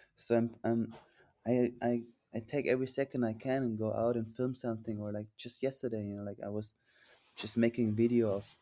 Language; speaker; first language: English; non-native, fluent; German